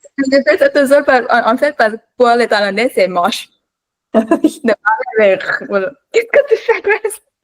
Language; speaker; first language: French; non-native, fluent; Thai